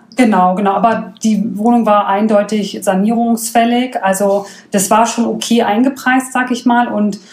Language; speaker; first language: German; native; German